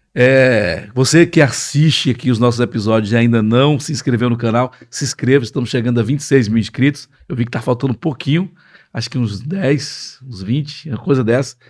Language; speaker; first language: Portuguese; native; Portuguese